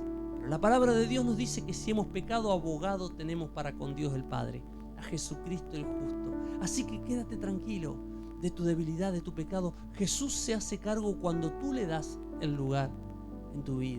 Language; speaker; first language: Spanish; native; Spanish